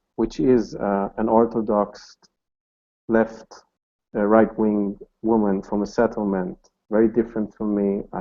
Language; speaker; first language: English; non-native, fluent; Hebrew